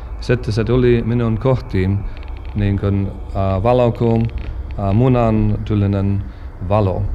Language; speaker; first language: Finnish; early bilingual, heritage; Finnish